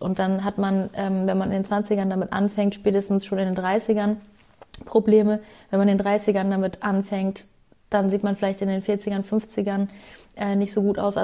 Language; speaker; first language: German; native; German